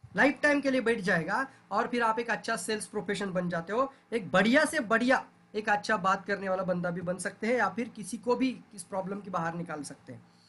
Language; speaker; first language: Hindi; non-native, local second language; Marathi